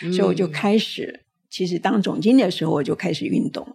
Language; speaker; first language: Chinese; native; Chinese